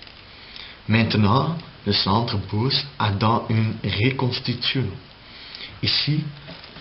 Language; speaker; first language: French; non-native, learner; Dutch